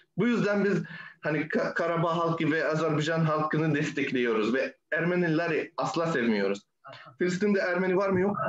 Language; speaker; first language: Turkish; non-native, fluent; Arabic